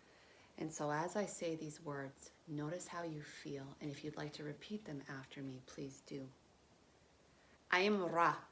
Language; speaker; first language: English; native; English